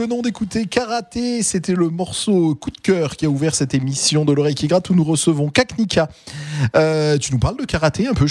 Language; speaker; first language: French; native; French